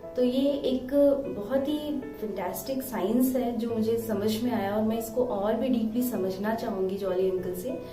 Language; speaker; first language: Hindi; native; Hindi